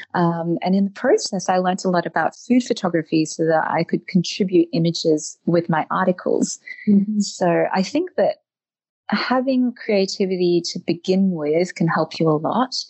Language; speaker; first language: English; native; English